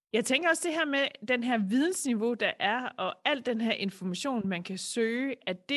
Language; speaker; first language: Danish; native; Danish